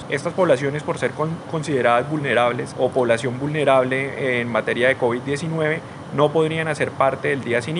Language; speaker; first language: Spanish; native; Spanish